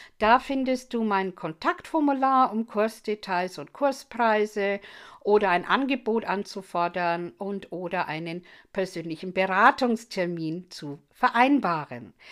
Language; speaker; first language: German; non-native, fluent; English